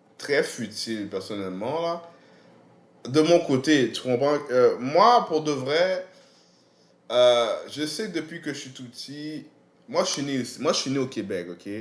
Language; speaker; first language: French; native; French